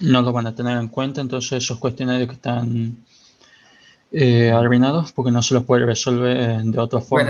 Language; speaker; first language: Spanish; native; Spanish